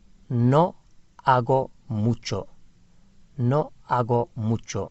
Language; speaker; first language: Spanish; non-native, fluent; English